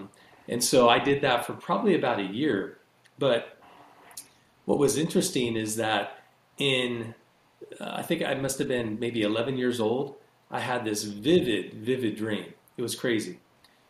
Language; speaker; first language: English; native; English